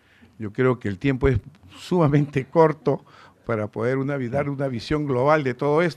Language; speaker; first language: Spanish; native; Spanish